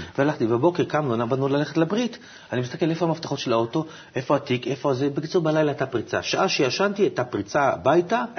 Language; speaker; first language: Hebrew; native; Hebrew